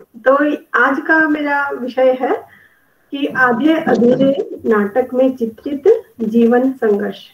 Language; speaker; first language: Hindi; non-native, local second language; Kannada